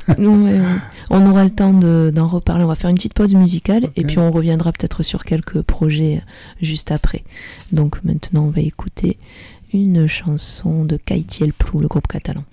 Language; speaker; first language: French; native; French